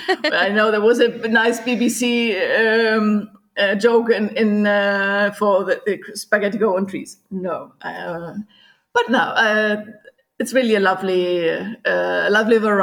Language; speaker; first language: English; non-native, fluent; German